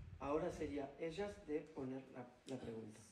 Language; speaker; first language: Spanish; non-native, learner; Italian